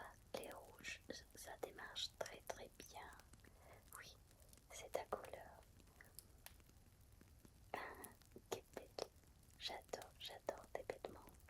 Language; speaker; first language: French; non-native, fluent; Spanish